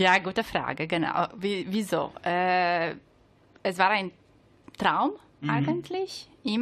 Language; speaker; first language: German; non-native, learner; Italian